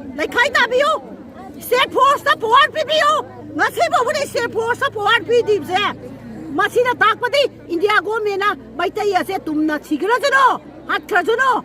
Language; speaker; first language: Manipuri; native; Manipuri